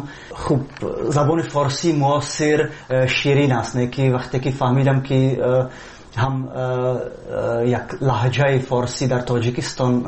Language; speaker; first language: Persian; non-native, fluent; Czech